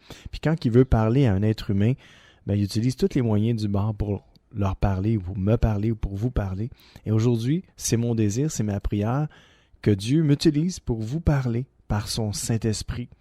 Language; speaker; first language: French; native; French